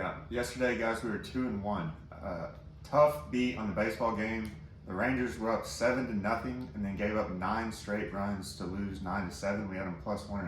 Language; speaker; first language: English; native; English